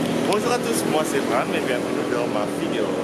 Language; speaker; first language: French; non-native, learner; Indonesian